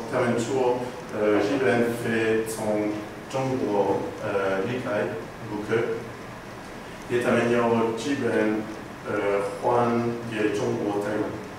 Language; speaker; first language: Chinese; non-native, learner; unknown